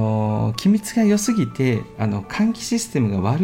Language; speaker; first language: Japanese; native; Japanese